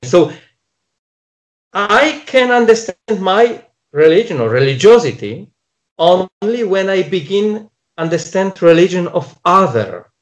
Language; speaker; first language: English; non-native, fluent; Polish